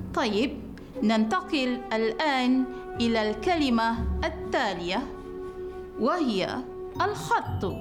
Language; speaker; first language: Arabic; non-native, fluent; Malay